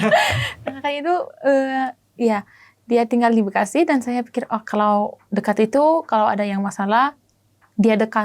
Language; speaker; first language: Indonesian; non-native, learner; German